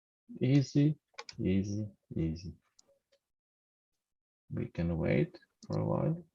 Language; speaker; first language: English; non-native, fluent; Polish